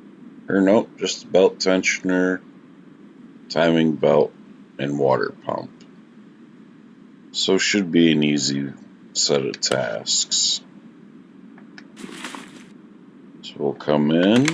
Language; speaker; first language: English; native; English